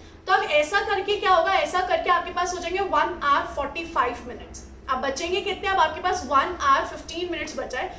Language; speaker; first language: Hindi; native; Hindi